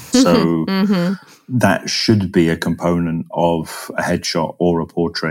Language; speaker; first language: English; native; English